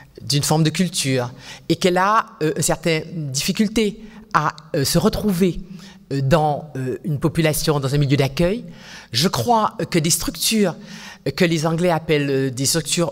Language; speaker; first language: French; native; French